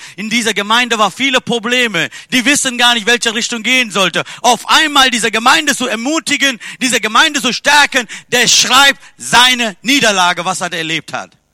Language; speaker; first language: German; non-native, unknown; Tamil